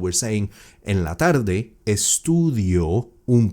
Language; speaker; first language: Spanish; non-native, fluent; English